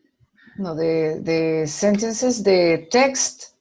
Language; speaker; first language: English; non-native, learner; Spanish